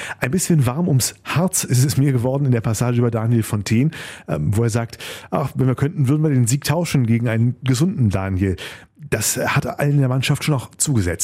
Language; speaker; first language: German; native; German